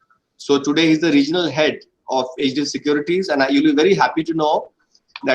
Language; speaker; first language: English; non-native, local second language; Bangla